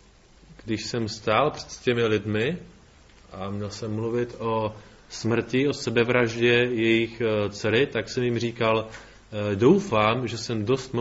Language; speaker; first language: Czech; native; Czech